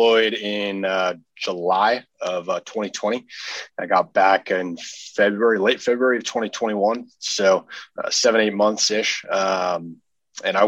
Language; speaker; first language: English; native; English